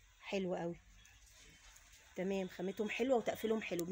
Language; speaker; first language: Arabic; native; Arabic